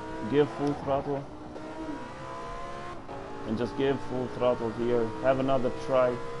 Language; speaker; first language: English; non-native, fluent; Italian